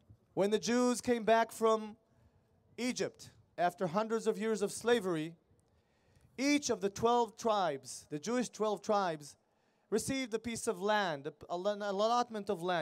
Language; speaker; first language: English; non-native, fluent; Hebrew